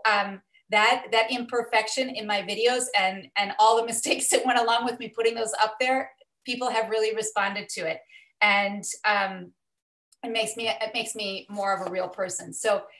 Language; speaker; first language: English; native; English